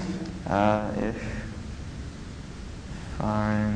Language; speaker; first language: German; non-native, learner; English